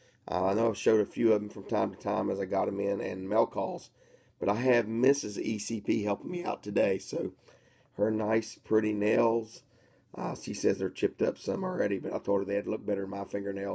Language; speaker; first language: English; native; English